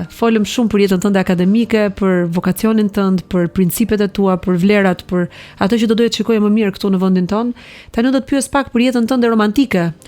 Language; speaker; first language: Albanian; native; Albanian